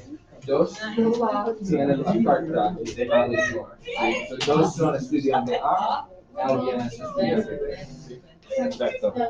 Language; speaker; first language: Spanish; non-native, fluent; English